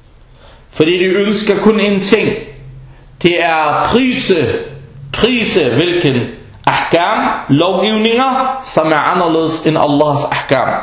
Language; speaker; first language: Danish; non-native, fluent; Arabic